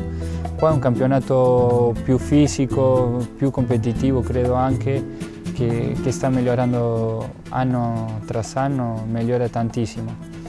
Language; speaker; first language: Italian; non-native, fluent; Spanish